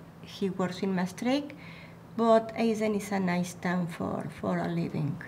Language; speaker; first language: English; non-native, learner; Spanish